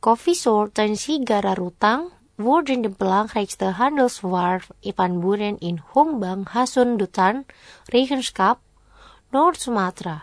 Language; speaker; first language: Dutch; non-native, fluent; Indonesian